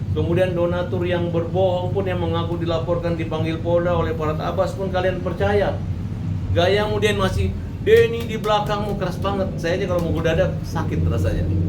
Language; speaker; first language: Indonesian; native; Indonesian